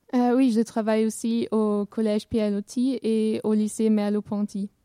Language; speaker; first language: French; non-native, fluent; German